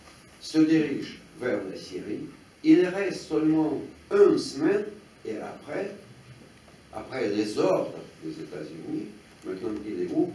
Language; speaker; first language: French; non-native, fluent; Russian